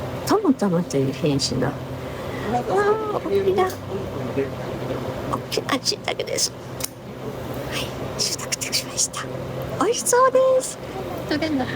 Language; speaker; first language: Japanese; native; Japanese